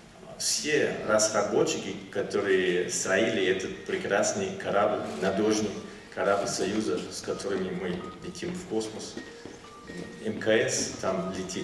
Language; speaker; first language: Russian; non-native, learner; German